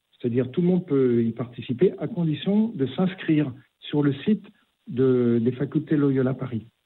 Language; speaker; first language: French; native; French